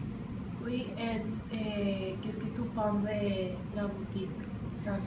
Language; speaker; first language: French; non-native, learner; Spanish